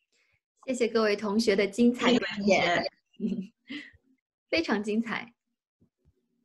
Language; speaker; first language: Chinese; native; Chinese